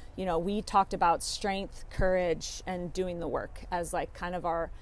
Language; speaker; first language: English; native; English